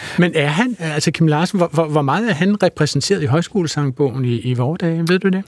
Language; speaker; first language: Danish; native; Danish